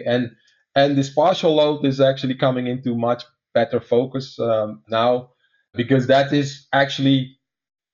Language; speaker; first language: English; non-native, fluent; Dutch